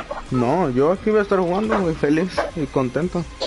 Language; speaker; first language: Spanish; early bilingual, heritage; Spanish